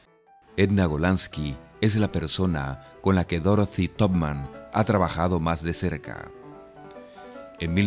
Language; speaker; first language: Spanish; native; Spanish